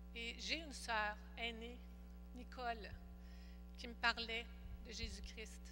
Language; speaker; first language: French; native; French